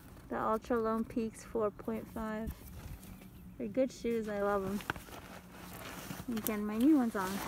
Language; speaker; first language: English; early bilingual, other home language; Spanish